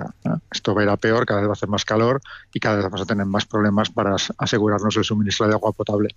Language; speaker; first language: Spanish; native; Spanish